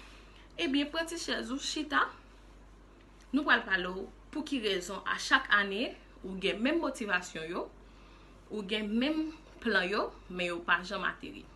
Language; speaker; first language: French; non-native, local second language; Haitian Creole